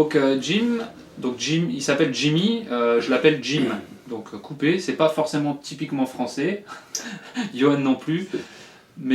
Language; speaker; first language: French; native; French